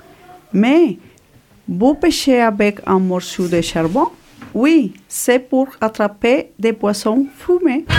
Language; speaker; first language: French; non-native, learner; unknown